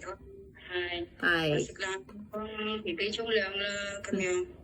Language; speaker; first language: Cantonese; non-native, learner; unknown